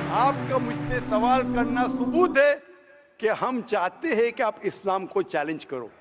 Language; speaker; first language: Hindi; non-native, local second language; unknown